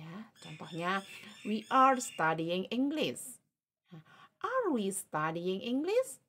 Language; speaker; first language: English; non-native, learner; Indonesian